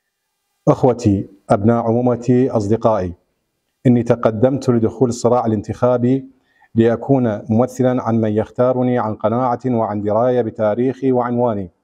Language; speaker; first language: Arabic; native; Arabic